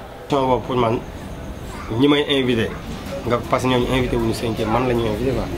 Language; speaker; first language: French; non-native, local second language; Wolof